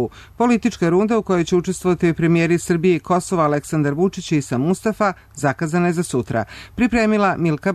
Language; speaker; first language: Serbian; native; Serbian